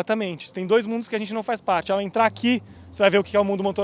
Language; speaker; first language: Portuguese; native; Portuguese